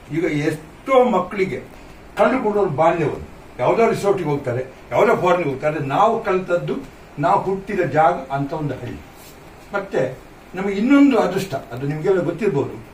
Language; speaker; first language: Kannada; native; Kannada